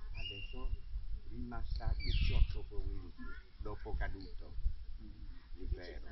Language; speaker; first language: Italian; non-native, learner; Khmer